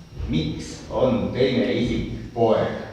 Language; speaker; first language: Estonian; non-native, learner; English